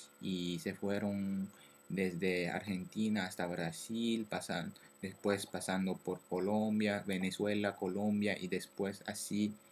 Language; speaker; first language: Spanish; non-native, learner; French